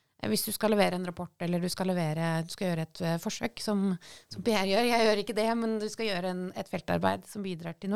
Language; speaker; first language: Norwegian; native; Norwegian